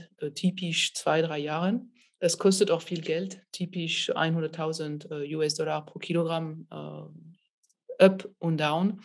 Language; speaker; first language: German; non-native, fluent; French